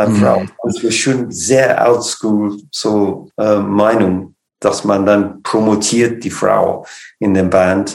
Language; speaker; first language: German; non-native, fluent; English